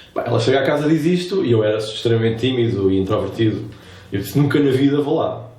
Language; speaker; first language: Portuguese; native; Portuguese